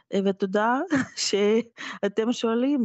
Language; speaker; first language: Hebrew; non-native, fluent; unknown